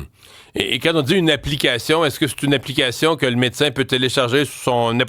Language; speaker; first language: French; native; French